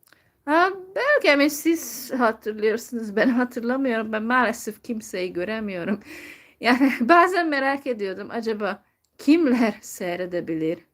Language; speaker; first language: Turkish; non-native, fluent; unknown